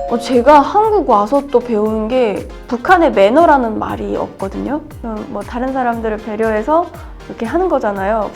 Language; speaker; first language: Korean; native; Korean